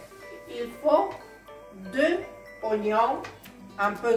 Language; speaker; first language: French; non-native, learner; Italian